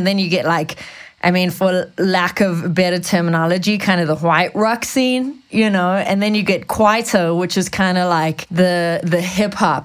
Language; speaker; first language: English; native; English